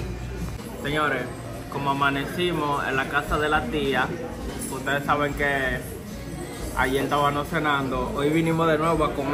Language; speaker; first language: Spanish; native; Spanish